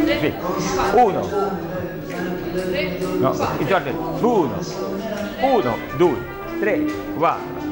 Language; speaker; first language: Italian; non-native, learner; Russian